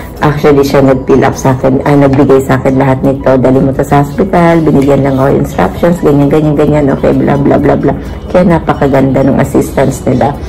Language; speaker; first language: Filipino; native; Filipino